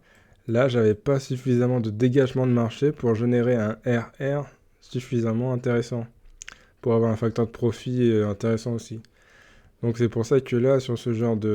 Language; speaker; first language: French; native; French